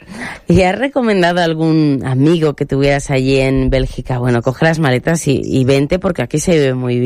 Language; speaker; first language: Spanish; native; Spanish